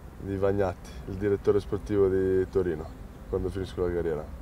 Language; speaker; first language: Italian; non-native, fluent; Serbian